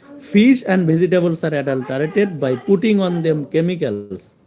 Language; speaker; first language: English; non-native, local second language; Bangla